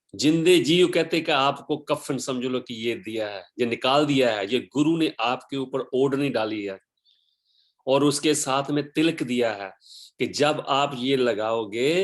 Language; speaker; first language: Hindi; non-native, local second language; Punjabi